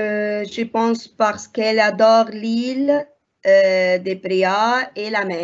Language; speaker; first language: French; non-native, fluent; Arabic